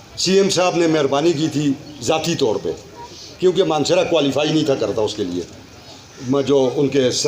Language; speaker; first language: Urdu; non-native, local second language; Northern Hindko